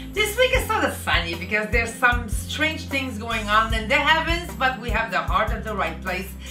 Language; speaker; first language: English; native; English